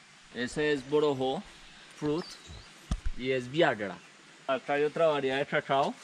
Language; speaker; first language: Spanish; native; Spanish